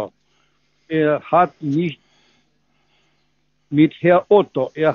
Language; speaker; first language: German; non-native, learner; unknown